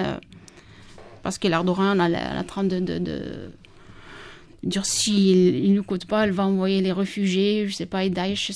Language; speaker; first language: French; non-native, learner; Kurdish